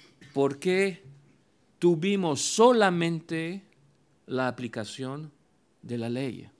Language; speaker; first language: Spanish; non-native, fluent; French